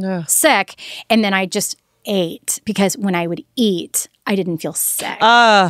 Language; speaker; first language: English; native; English